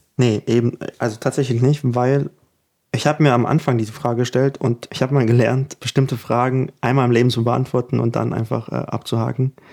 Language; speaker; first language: German; early bilingual, other home language; Ukrainian